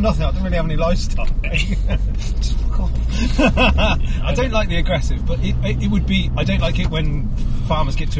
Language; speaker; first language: English; native; English